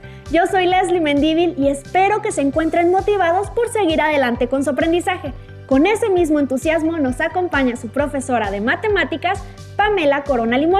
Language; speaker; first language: Spanish; native; Spanish